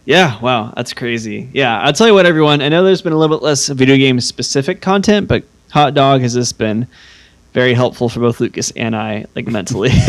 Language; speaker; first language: English; native; English